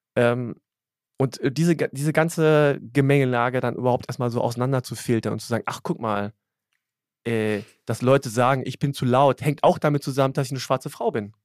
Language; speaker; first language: German; native; German